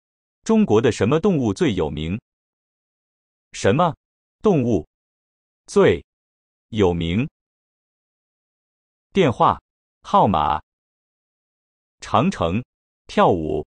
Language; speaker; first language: Chinese; non-native, learner; Japanese